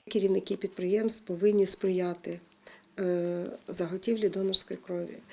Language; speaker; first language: Ukrainian; native; Ukrainian